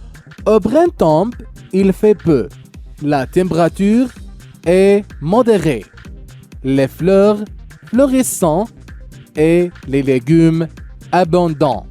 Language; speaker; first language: French; non-native, fluent; Arabic